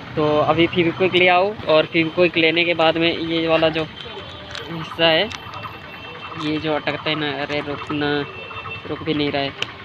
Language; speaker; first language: Hindi; non-native, local second language; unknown